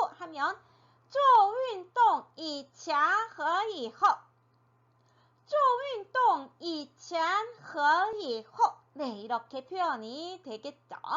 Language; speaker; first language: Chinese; non-native, fluent; Korean